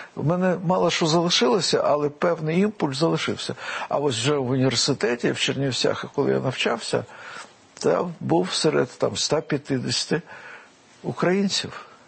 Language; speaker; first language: Ukrainian; non-native, local second language; Russian